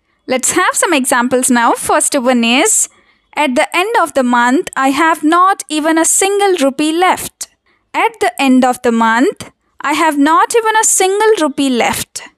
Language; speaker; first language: English; non-native, local second language; Telugu